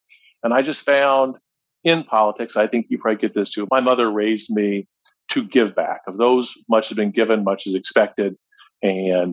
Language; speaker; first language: English; native; English